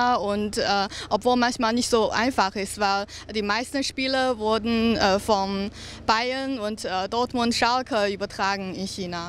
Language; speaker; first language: German; non-native, learner; Chinese